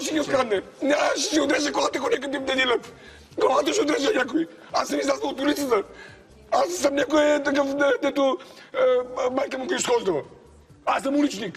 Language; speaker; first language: Bulgarian; native; Bulgarian